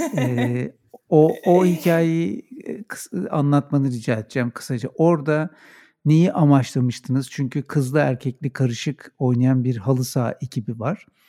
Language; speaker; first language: Turkish; native; Turkish